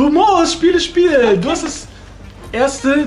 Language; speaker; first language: German; native; German